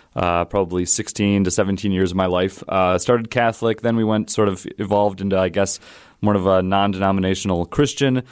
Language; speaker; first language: English; native; English